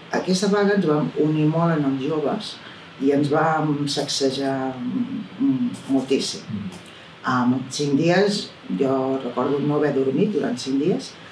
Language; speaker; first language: Catalan; native; Catalan